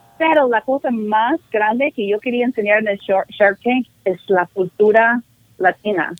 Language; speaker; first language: Spanish; non-native, fluent; English